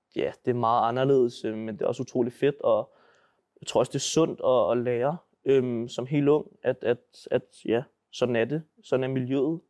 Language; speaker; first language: Danish; native; Danish